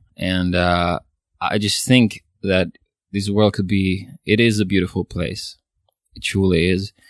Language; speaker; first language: English; non-native, fluent; Swedish